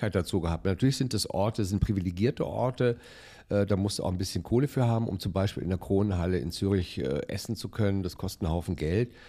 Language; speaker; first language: German; native; German